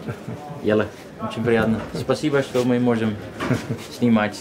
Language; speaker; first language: Russian; non-native, learner; Dutch